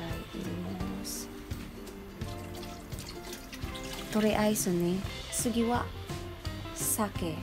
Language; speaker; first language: Japanese; non-native, fluent; Filipino